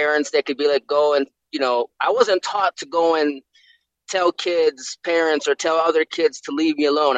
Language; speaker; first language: English; native; English